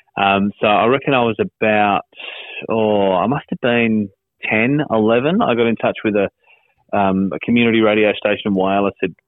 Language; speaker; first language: English; native; English